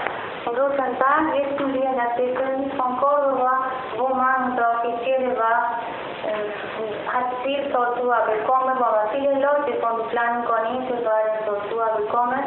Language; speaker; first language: German; non-native, learner; Spanish